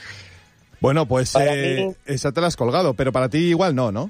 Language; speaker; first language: Spanish; native; Spanish